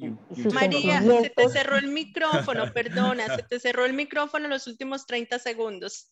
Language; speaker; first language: Spanish; native; Spanish